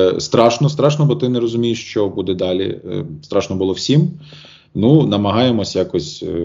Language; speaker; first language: Ukrainian; native; Ukrainian